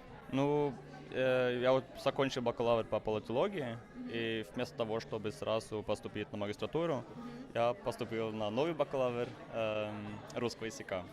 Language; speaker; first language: Russian; non-native, fluent; Norwegian